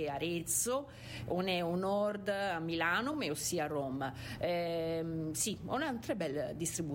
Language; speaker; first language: French; non-native, fluent; Italian